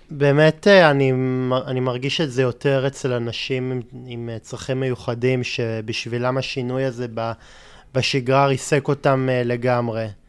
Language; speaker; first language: Hebrew; native; Hebrew